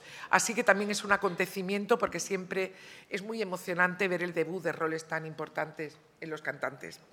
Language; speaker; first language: Spanish; native; Spanish